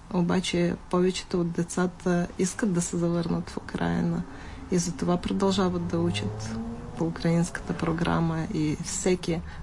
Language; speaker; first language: Bulgarian; early bilingual, heritage; Bulgarian